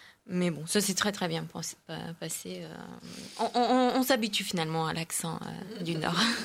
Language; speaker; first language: French; non-native, fluent; Korean